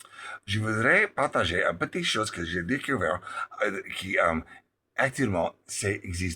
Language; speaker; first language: French; non-native, learner; English